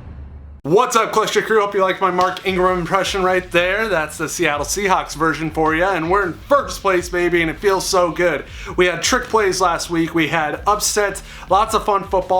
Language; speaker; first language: English; native; English